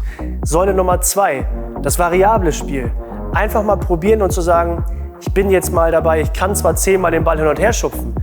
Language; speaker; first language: German; native; German